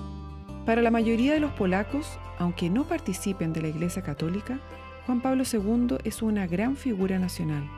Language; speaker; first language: Spanish; native; Spanish